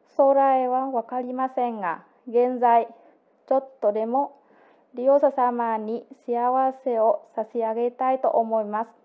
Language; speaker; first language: Japanese; non-native, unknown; Vietnamese